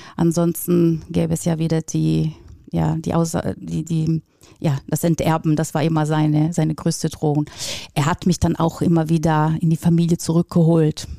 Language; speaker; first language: German; non-native, fluent; Italian